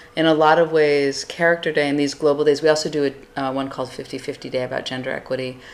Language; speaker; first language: English; native; English